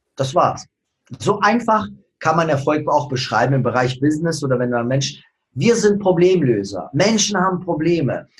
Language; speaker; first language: German; early bilingual, other home language; Russian